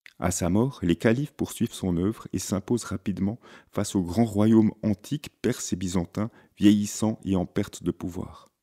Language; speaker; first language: French; native; French